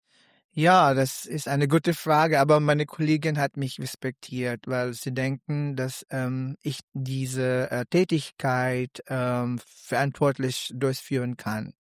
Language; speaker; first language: German; non-native, learner; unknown